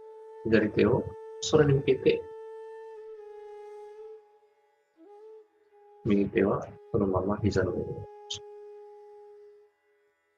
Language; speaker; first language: Japanese; non-native, fluent; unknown